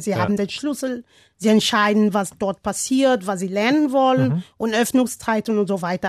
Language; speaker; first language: German; non-native, learner; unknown